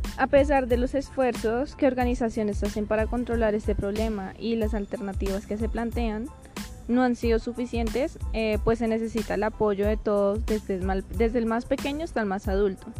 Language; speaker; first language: Spanish; native; Spanish